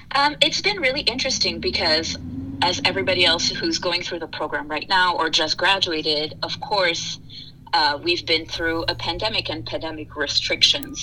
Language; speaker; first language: English; early bilingual, other home language; French